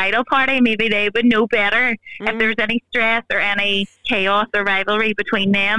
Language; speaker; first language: English; native; English